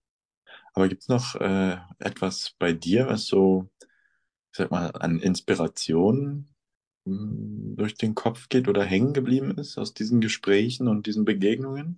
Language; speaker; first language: German; native; German